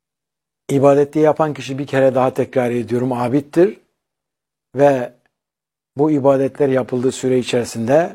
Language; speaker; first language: Turkish; native; Turkish